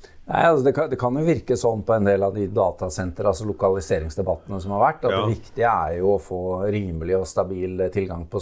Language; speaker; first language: Norwegian; native; Norwegian